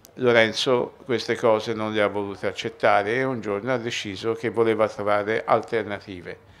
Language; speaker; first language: Italian; native; Italian